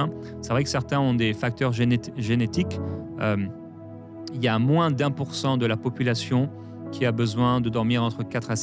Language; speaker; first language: French; native; French